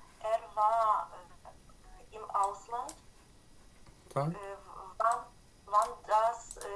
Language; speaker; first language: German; non-native, learner; Ukrainian